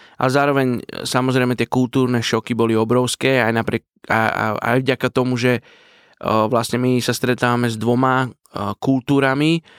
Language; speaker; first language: Slovak; native; Slovak